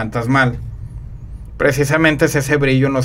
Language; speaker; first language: Spanish; native; Spanish